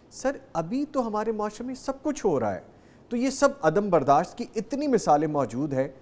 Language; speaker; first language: Urdu; native; Urdu